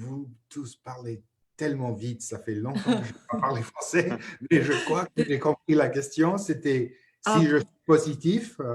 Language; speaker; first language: French; non-native, fluent; English